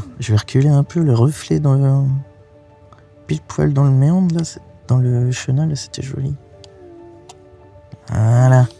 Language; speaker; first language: French; native; French